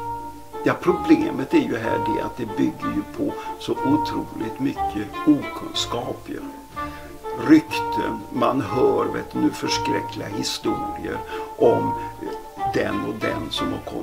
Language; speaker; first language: Swedish; native; Swedish